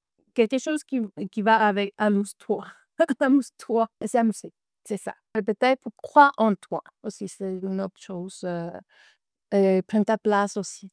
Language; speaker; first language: French; non-native, fluent; Spanish